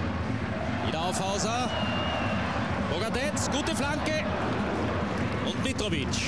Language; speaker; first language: German; native; German